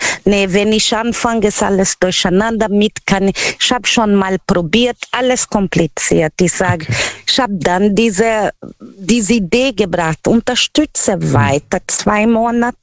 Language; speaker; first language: German; non-native, learner; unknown